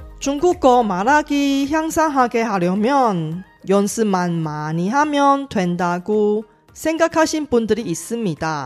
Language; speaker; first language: Korean; non-native, fluent; Chinese